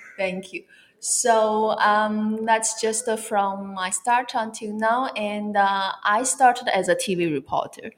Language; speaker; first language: English; non-native, fluent; Chinese